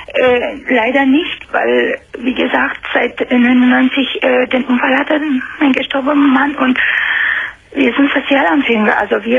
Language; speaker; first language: German; non-native, fluent; Romanian